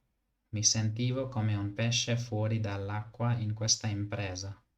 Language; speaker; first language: Italian; non-native, learner; English